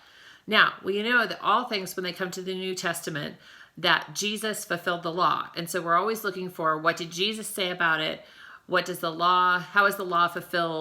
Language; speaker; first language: English; native; English